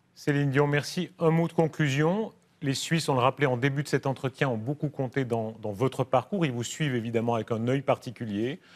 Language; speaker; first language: French; native; French